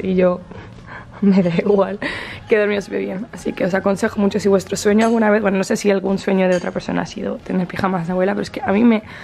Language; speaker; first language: Spanish; native; Spanish